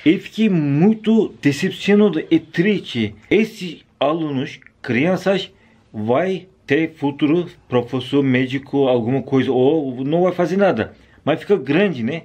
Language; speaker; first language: Portuguese; non-native, learner; Turkish